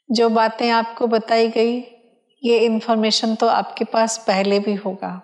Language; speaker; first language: Hindi; non-native, local second language; Odia